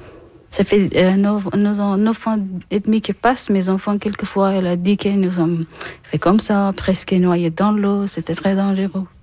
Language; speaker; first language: French; non-native, learner; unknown